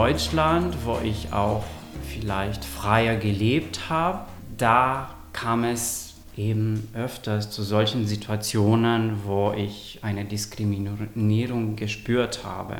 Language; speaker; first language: German; non-native, local second language; Romanian